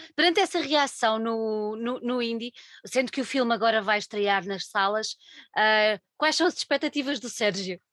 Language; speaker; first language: Portuguese; native; Portuguese